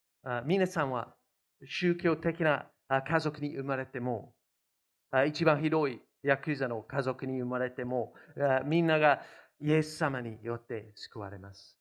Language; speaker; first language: Japanese; non-native, fluent; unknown